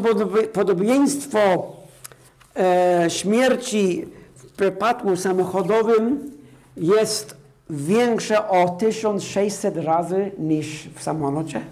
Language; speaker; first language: Polish; non-native, fluent; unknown